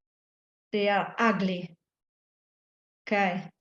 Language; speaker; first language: English; non-native, learner; Italian